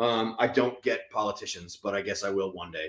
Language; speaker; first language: English; native; English